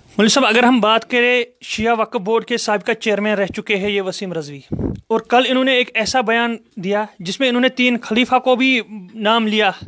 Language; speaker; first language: Hindi; non-native, local second language; Kashmiri